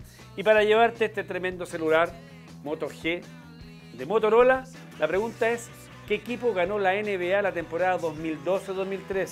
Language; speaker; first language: Spanish; native; Spanish